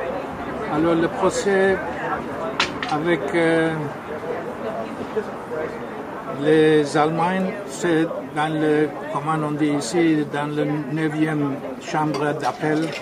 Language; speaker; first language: French; non-native, fluent; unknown